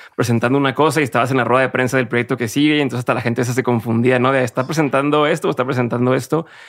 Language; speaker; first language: Spanish; native; Spanish